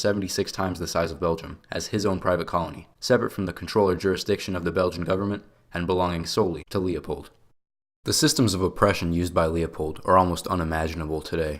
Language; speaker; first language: English; native; English